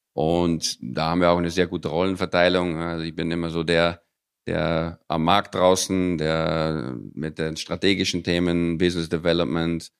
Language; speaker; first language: German; early bilingual, other home language; Dutch